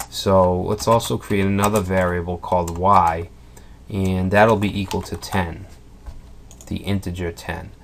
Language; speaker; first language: English; native; English